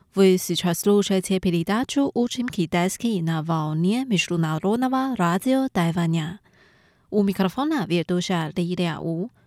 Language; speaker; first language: Russian; non-native, fluent; Chinese